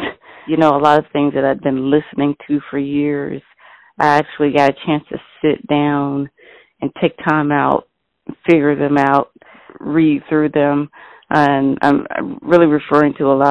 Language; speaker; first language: English; native; English